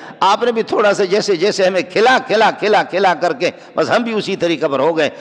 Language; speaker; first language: Urdu; non-native, local second language; Baluchi